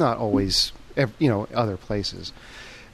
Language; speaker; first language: English; native; English